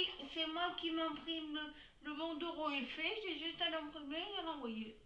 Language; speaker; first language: French; native; French